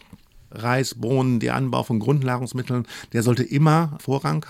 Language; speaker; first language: German; native; German